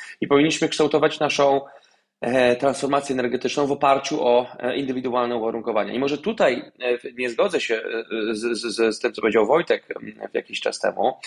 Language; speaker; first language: Polish; native; Polish